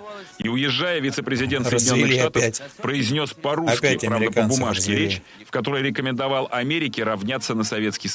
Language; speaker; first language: Russian; native; Russian